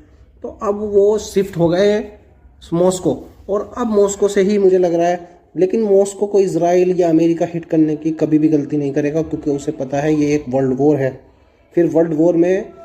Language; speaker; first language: Hindi; native; Hindi